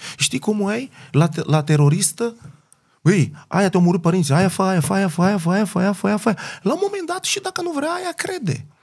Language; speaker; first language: Romanian; non-native, fluent; Portuguese